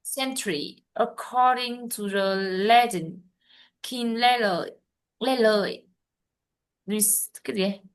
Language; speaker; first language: English; non-native, learner; Vietnamese